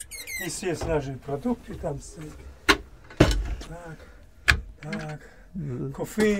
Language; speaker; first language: Russian; non-native, learner; German